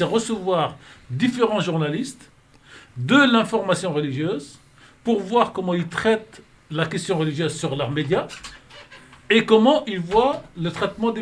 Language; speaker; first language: French; native; French